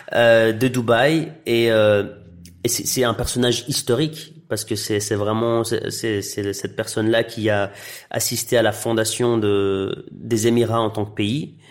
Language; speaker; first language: French; non-native, local second language; Arabic